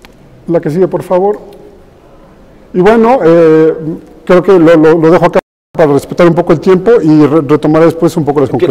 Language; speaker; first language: Spanish; native; Spanish